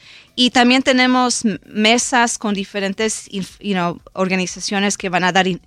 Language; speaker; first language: Spanish; non-native, local second language; English